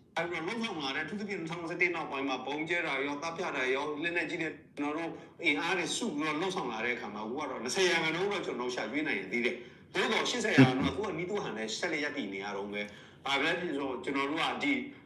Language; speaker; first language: Burmese; non-native, local second language; S'gaw Karen